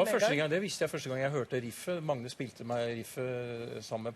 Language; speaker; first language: Norwegian; native; Norwegian